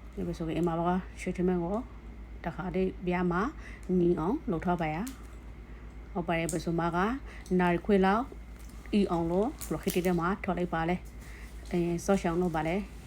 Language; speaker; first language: Burmese; native; Burmese